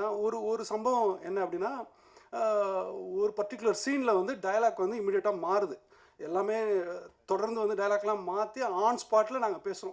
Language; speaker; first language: Tamil; native; Tamil